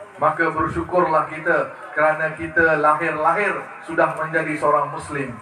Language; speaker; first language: Malay; early bilingual, other home language; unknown